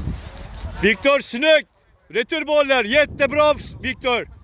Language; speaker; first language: Swedish; non-native, fluent; Turkish